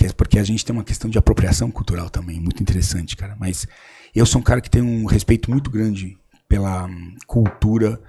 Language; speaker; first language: Portuguese; native; Portuguese